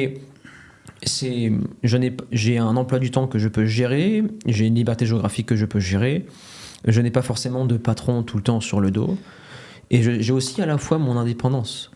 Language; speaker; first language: French; native; French